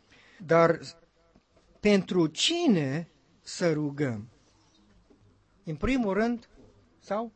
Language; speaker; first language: Romanian; non-native, learner; English